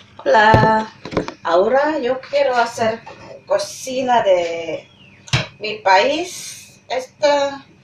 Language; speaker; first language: Spanish; non-native, learner; Indonesian